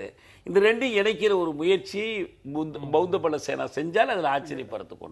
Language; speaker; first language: Tamil; native; Tamil